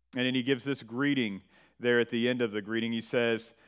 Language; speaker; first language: English; native; English